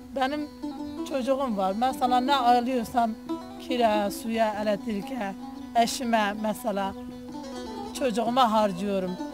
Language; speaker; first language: Turkish; non-native, local second language; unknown